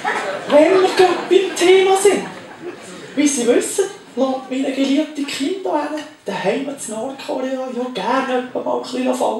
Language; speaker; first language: German; native; German